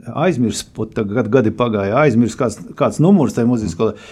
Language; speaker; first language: Latvian; native; Latvian